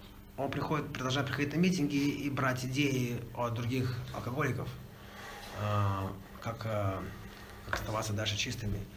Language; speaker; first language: Russian; native; Russian